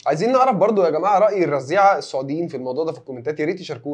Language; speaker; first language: Arabic; native; Arabic